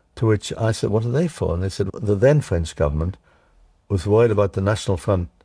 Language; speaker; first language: English; early bilingual, other home language; Czech